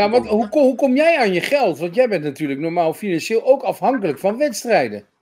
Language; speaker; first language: Dutch; native; Dutch